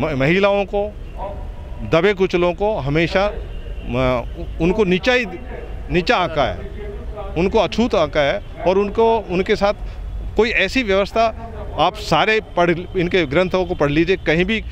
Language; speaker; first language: Hindi; native; Hindi